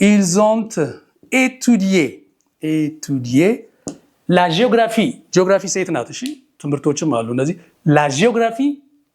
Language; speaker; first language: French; non-native, fluent; Amharic